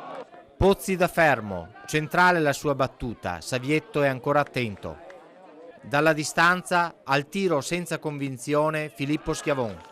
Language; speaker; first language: Italian; native; Italian